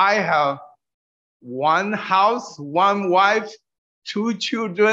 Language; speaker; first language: English; non-native, fluent; Min Nan Chinese